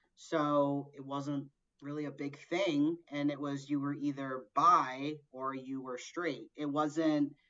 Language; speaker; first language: English; early bilingual, other home language; Portuguese